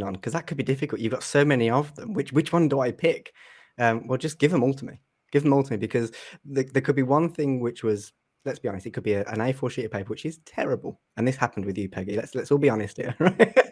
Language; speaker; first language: English; native; English